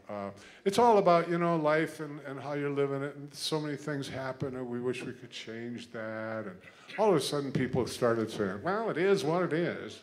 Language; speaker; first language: English; native; English